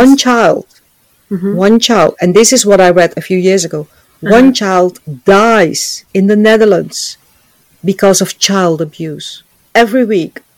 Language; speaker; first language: English; non-native, fluent; Dutch